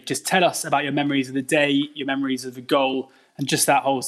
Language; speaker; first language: English; native; English